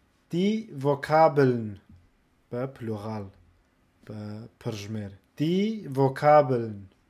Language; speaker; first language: German; non-native, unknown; Central Kurdish